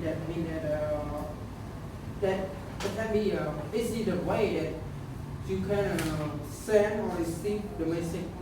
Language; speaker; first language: English; non-native, learner; Khmer